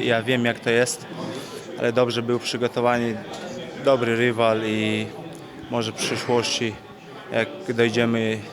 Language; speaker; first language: Polish; non-native, fluent; Chechen